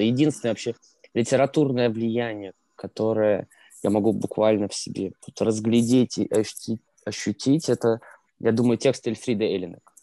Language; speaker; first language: Russian; native; Russian